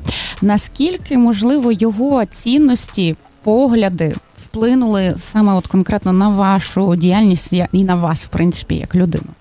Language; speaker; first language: Ukrainian; native; Ukrainian